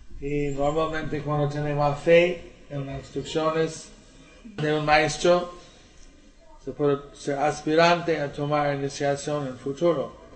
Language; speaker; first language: Spanish; non-native, learner; English